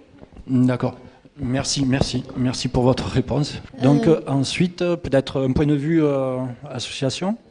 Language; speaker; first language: French; native; French